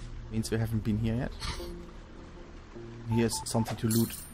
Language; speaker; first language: English; non-native, fluent; German